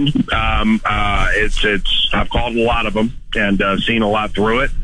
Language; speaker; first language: English; native; English